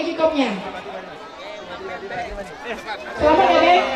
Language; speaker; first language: Malay; native; Malay